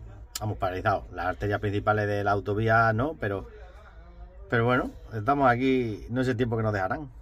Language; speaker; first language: Spanish; native; Spanish